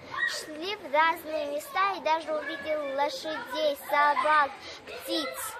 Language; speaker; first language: Russian; non-native, learner; Armenian